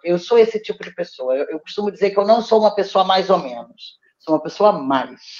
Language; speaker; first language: Portuguese; native; Portuguese